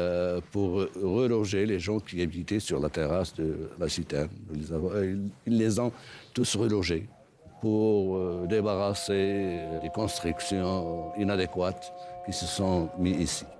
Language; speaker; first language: French; non-native, local second language; Arabic